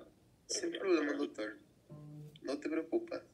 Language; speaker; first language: Spanish; non-native, learner; Portuguese